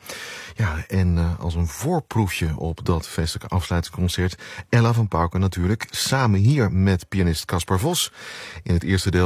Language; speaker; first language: Dutch; native; Dutch